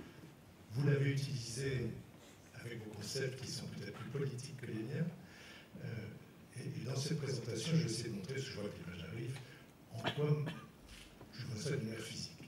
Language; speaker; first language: French; native; French